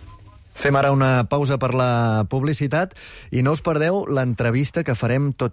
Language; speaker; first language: Catalan; native; Catalan